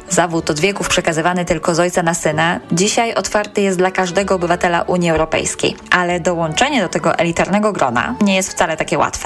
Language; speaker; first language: Polish; native; Polish